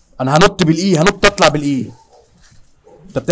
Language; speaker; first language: Arabic; native; Arabic